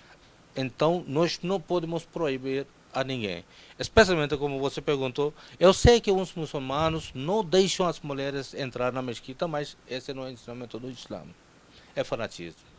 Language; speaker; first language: Portuguese; non-native, fluent; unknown